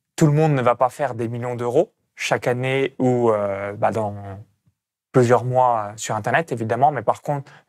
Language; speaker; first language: French; native; French